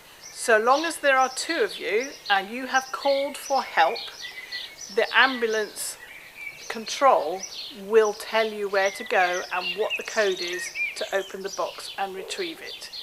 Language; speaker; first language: English; native; English